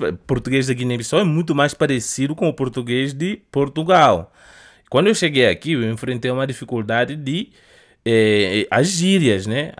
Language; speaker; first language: Portuguese; non-native, fluent; Upper Guinea Crioulo